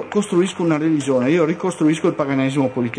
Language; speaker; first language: Italian; native; Italian